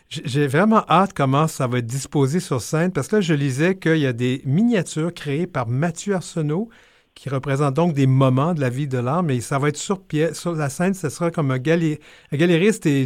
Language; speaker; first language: French; native; French